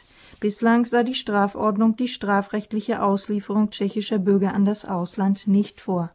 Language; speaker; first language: German; native; German